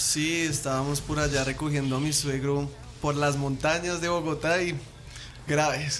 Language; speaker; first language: Spanish; native; Spanish